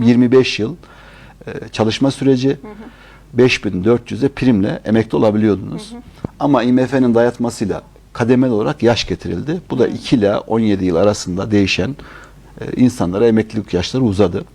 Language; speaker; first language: Turkish; native; Turkish